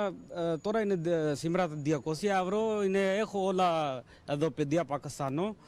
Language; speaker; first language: Greek; non-native, learner; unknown